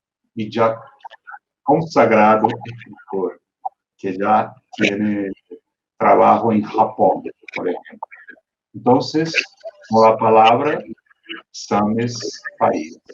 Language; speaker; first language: Spanish; non-native, fluent; Portuguese